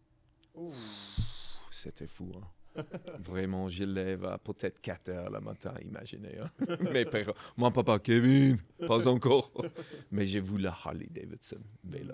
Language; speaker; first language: French; non-native, learner; English